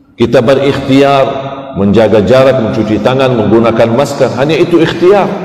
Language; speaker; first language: Malay; non-native, fluent; Arabic